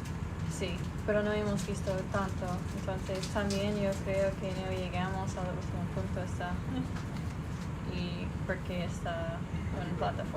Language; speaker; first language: Spanish; non-native, fluent; English